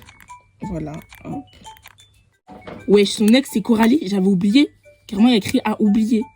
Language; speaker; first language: French; native; French